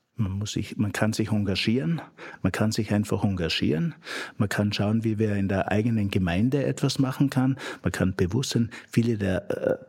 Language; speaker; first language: German; native; German